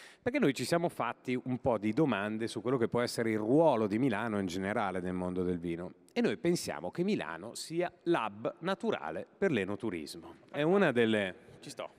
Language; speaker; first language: Italian; native; Italian